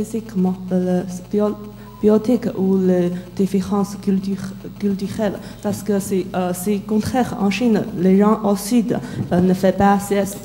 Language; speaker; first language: French; non-native, learner; Chinese